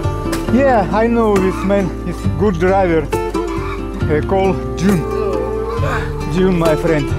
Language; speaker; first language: English; non-native, learner; Russian